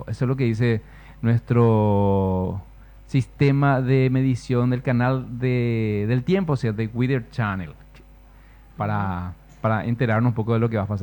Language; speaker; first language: Spanish; native; Spanish